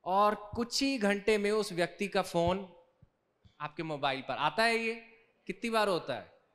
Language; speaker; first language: Hindi; native; Hindi